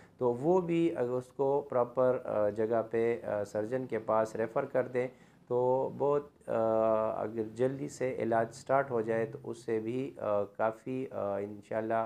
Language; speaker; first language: Urdu; non-native, local second language; Pashto